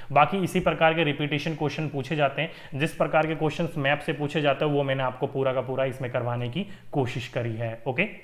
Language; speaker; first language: Hindi; native; Hindi